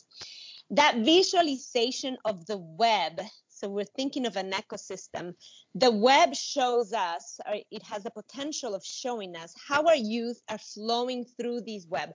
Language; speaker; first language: English; non-native, fluent; Spanish